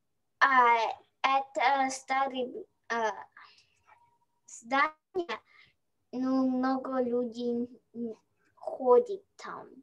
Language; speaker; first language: Russian; early bilingual, heritage; Russian